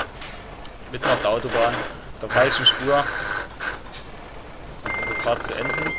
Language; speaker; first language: German; native; German